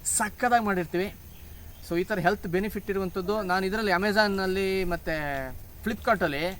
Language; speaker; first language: Kannada; non-native, local second language; Kodava